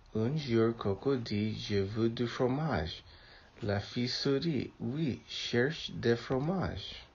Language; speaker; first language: French; non-native, learner; English